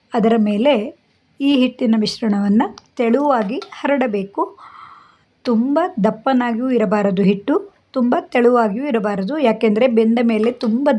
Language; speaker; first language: Kannada; non-native, local second language; Konkani